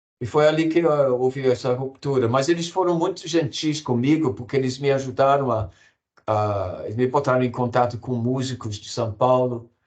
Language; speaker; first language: Portuguese; non-native, fluent; English